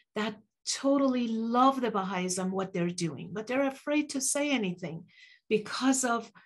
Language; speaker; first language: English; early bilingual, other home language; Persian